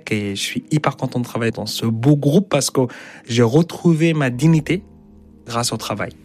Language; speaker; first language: French; non-native, fluent; Arabic